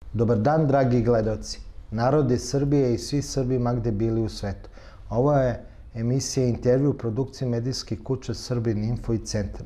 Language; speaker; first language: Serbian; native; Serbian